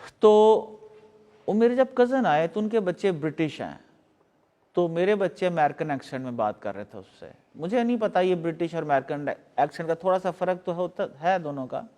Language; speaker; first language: Urdu; non-native, local second language; Punjabi